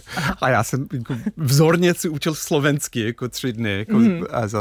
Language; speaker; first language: Czech; non-native, fluent; English